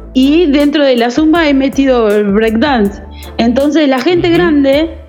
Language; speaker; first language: Spanish; native; Spanish